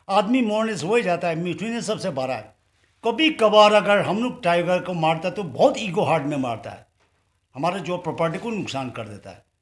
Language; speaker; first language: Hindi; non-native, local second language; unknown